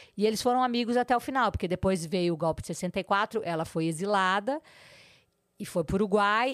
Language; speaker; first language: Portuguese; native; Portuguese